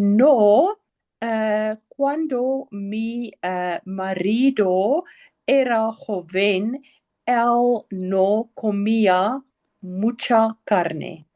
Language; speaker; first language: Spanish; non-native, learner; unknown